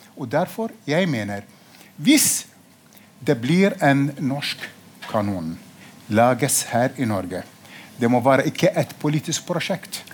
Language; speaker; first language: Norwegian; non-native, fluent; Arabic